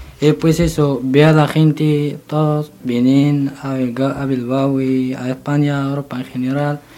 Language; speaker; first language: Spanish; non-native, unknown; Berber languages